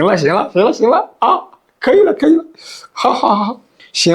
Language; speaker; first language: Chinese; non-native, fluent; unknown